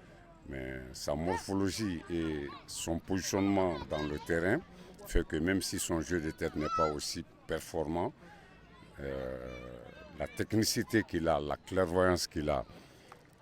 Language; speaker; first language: French; non-native, local second language; Bambara